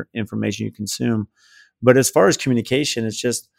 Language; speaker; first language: English; native; English